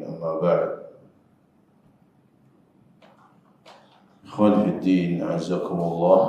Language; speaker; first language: Arabic; non-native, fluent; Indonesian